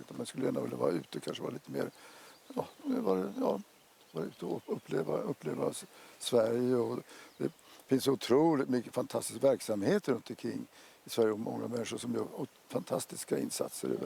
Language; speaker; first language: Swedish; native; Swedish